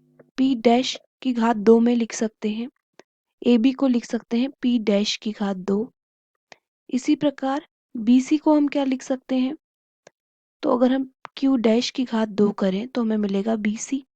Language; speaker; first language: Hindi; native; Hindi